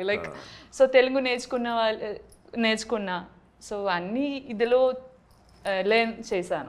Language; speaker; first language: Telugu; non-native, learner; Malayalam